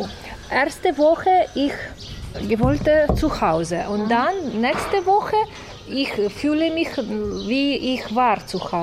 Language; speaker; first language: German; non-native, learner; Ukrainian